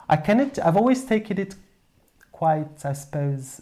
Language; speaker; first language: English; non-native, fluent; Portuguese